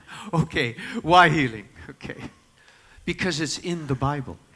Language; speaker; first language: English; native; English